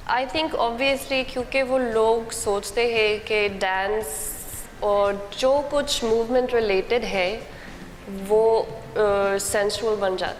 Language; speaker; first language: Hindi; non-native, learner; English